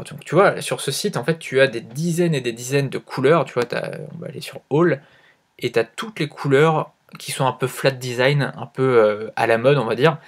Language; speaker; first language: French; native; French